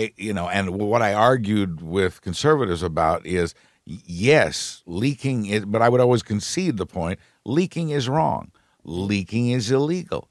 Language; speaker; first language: English; native; English